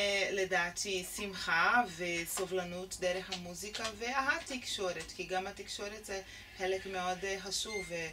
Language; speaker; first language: Hebrew; non-native, fluent; Portuguese